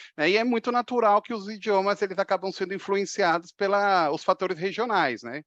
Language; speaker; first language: Portuguese; native; Portuguese